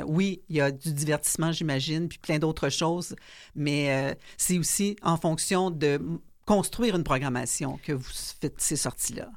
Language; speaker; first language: French; native; French